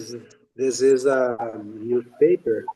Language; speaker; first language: English; non-native, learner; Portuguese